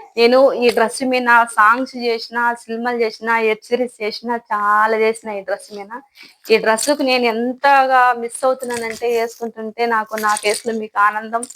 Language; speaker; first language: Telugu; non-native, local second language; Lambadi